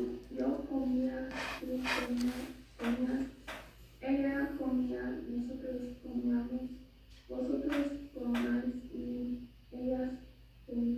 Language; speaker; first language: Spanish; non-native, learner; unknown